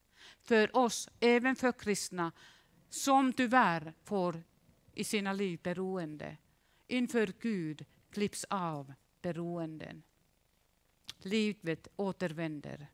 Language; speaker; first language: Swedish; non-native, fluent; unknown